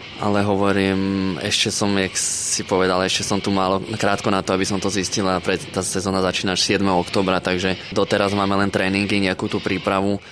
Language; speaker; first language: Slovak; native; Slovak